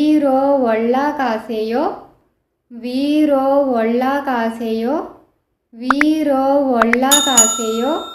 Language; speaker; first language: Korean; non-native, fluent; Tamil